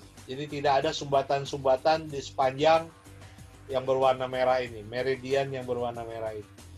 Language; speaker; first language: Indonesian; native; Indonesian